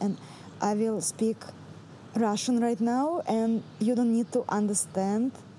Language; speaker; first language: English; non-native, fluent; Russian